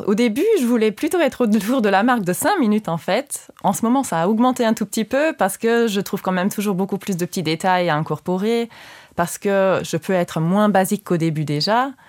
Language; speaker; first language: French; non-native, local second language; Luxembourgish